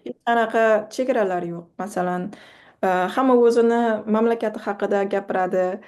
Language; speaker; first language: Uzbek; non-native, local second language; Kara-Kalpak